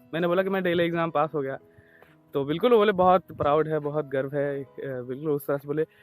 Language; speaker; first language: Hindi; native; Hindi